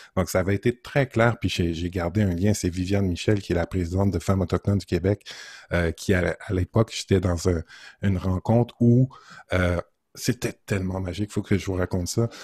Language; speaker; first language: French; native; French